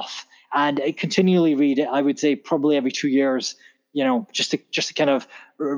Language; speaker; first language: English; native; English